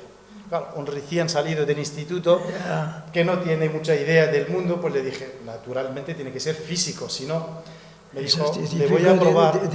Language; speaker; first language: Spanish; native; Spanish